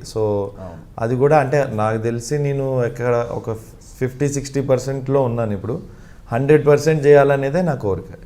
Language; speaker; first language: Telugu; non-native, local second language; Malayalam